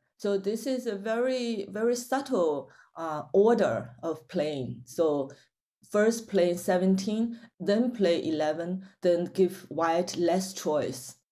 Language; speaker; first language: English; non-native, fluent; Chinese